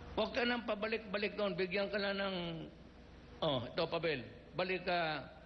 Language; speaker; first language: Filipino; non-native, local second language; Cebuano